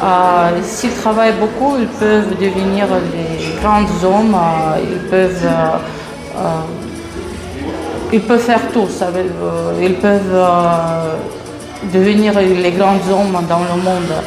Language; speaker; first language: French; non-native, fluent; Russian